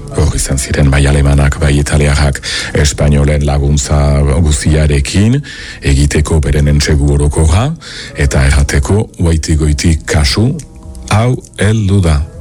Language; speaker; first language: Basque; native; Basque